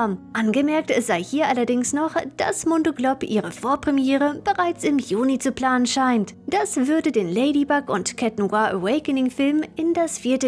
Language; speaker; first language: German; native; German